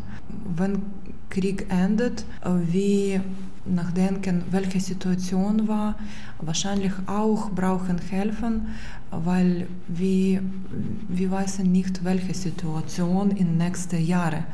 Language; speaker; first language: German; non-native, learner; Ukrainian